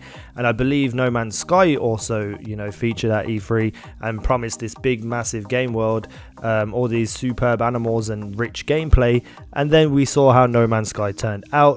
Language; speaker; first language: English; native; English